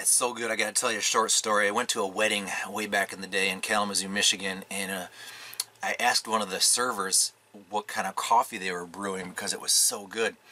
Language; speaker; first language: English; native; English